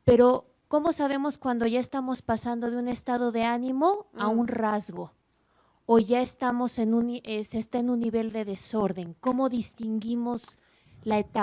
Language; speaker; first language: Spanish; native; Spanish